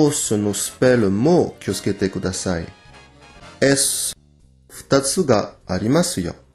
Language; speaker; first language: Japanese; non-native, fluent; French